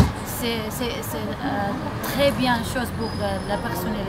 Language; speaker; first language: French; non-native, learner; Arabic